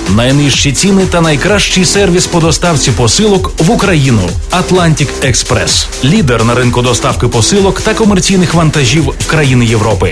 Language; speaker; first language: Ukrainian; native; Ukrainian